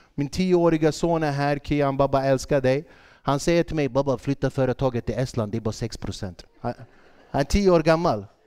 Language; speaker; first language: Swedish; early bilingual, other home language; Kurdish